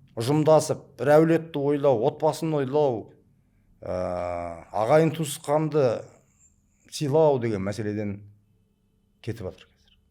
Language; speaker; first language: Kazakh; early bilingual, heritage; Kazakh